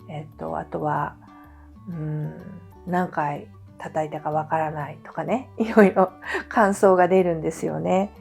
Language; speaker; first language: Japanese; native; Japanese